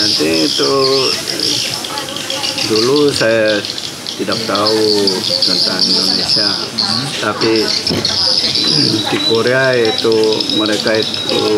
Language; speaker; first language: Indonesian; non-native, learner; Korean